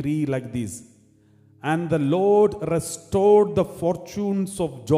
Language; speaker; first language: English; non-native, local second language; Malayalam